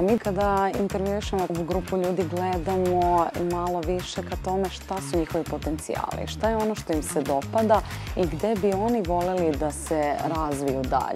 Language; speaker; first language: Bosnian; native; Bosnian